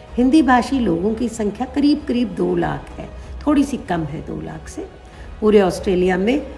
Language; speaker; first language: Hindi; native; Hindi